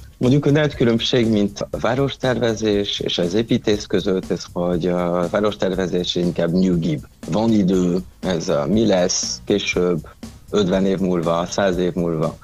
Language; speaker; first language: Hungarian; non-native, fluent; French